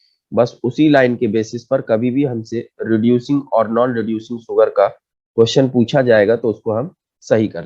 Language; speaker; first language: Hindi; native; Hindi